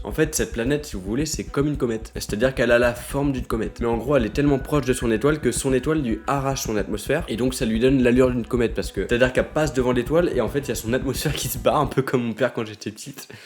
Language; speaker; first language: French; native; French